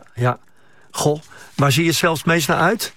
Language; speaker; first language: Dutch; native; Dutch